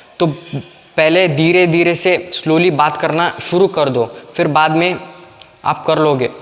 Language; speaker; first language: Hindi; non-native, local second language; Kannada